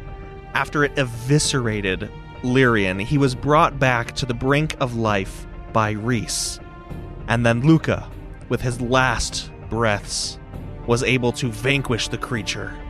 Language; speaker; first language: English; native; English